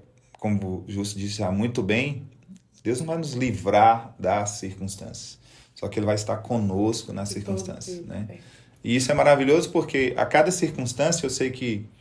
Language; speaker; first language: Portuguese; native; Portuguese